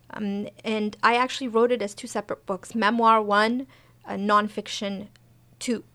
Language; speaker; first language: English; early bilingual, other home language; Persian